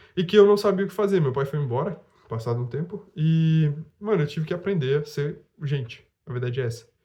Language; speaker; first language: Portuguese; native; Portuguese